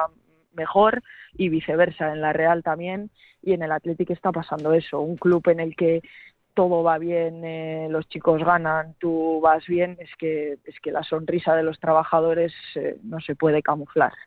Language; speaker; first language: Spanish; native; Spanish